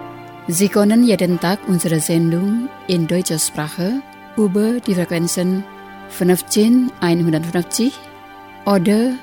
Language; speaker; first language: German; non-native, fluent; Indonesian